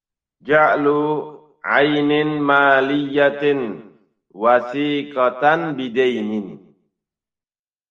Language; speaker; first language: Arabic; non-native, fluent; Indonesian